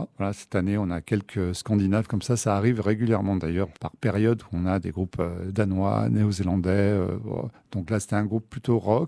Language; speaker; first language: French; native; French